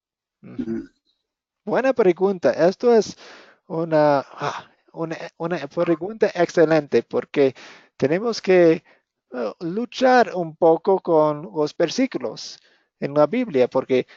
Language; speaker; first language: Spanish; non-native, fluent; English